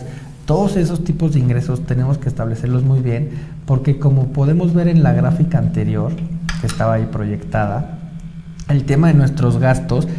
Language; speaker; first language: Spanish; native; Spanish